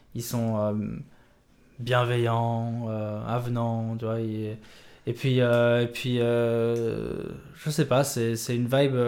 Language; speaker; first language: French; native; French